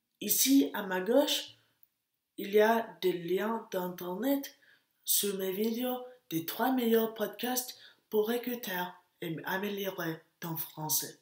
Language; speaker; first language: French; non-native, learner; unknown